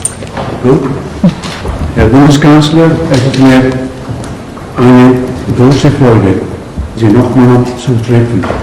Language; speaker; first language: German; non-native, learner; Punjabi